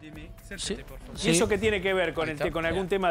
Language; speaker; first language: Spanish; native; Spanish